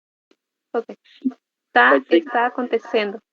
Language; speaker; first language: Portuguese; non-native, learner; Spanish